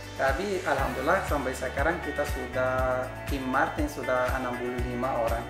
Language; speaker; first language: Indonesian; non-native, fluent; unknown